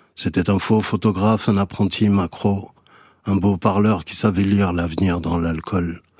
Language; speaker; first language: French; early bilingual, other home language; Fula